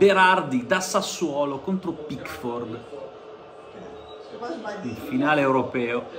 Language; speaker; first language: Italian; native; Italian